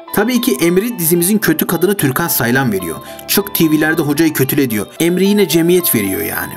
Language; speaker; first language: Turkish; native; Turkish